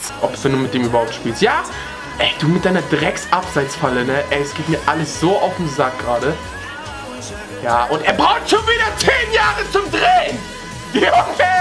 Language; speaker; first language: German; native; German